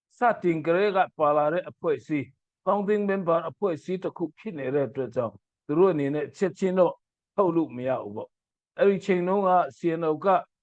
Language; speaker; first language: Burmese; non-native, local second language; Mizo